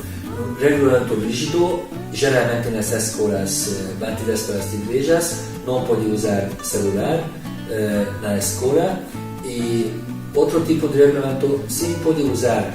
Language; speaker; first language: Portuguese; non-native, fluent; Hungarian